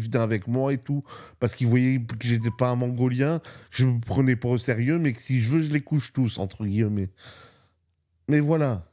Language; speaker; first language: French; native; French